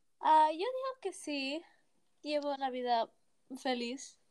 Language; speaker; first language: Spanish; early bilingual, heritage; Spanish